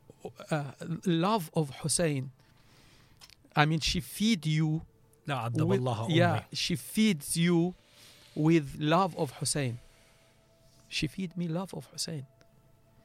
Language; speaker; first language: English; non-native, learner; Arabic